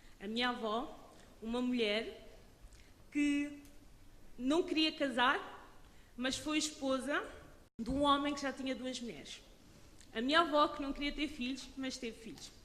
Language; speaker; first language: Portuguese; early bilingual, other home language; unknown